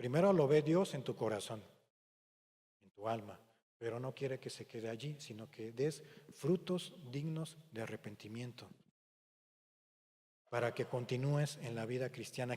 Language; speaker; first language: Spanish; native; Spanish